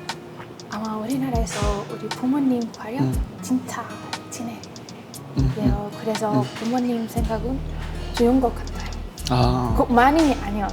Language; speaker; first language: Korean; non-native, learner; Spanish